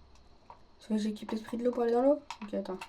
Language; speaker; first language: French; native; French